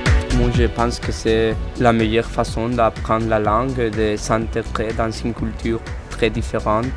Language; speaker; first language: French; non-native, fluent; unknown